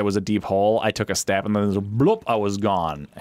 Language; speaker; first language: English; native; English